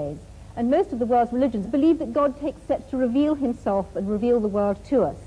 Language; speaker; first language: English; native; English